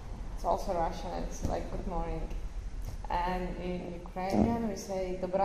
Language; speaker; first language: English; non-native, fluent; Ukrainian